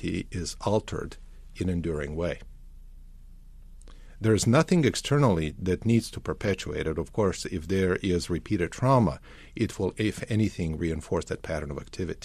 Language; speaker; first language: English; non-native, fluent; Serbian